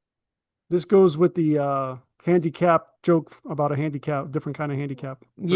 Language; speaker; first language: English; native; English